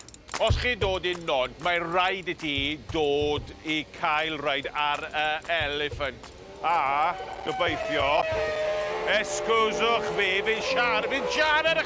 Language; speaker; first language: Welsh; non-native, learner; English